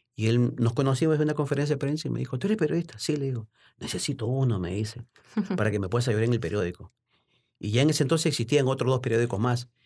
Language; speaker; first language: Spanish; native; Spanish